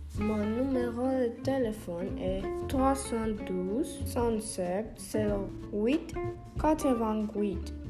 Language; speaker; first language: French; non-native, learner; Spanish